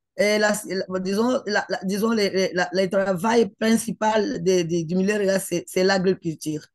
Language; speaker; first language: French; non-native, local second language; Swahili